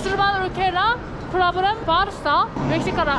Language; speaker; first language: Turkish; non-native, learner; Korean